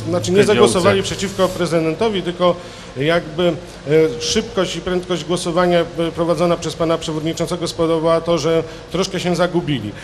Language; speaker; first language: Polish; native; Polish